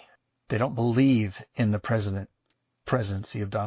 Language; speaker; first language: English; native; English